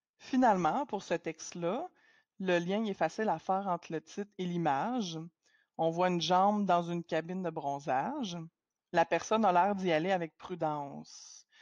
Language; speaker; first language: French; native; French